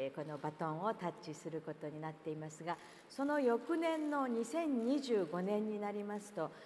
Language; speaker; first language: Japanese; native; Japanese